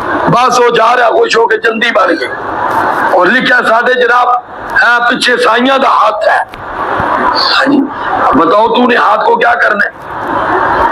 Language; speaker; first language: Urdu; native; Urdu